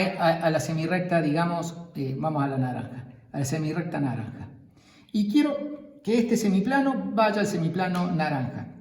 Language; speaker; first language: Spanish; native; Spanish